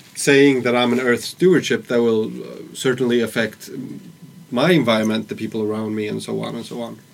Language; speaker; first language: English; non-native, fluent; Swedish